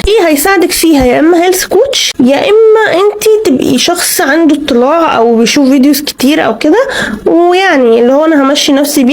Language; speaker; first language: Arabic; native; Arabic